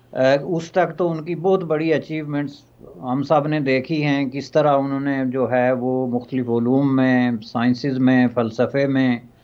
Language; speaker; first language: Urdu; non-native, local second language; Pahari-Potwari